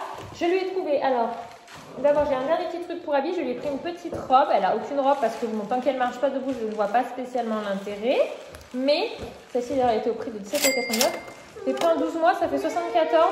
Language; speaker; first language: French; native; French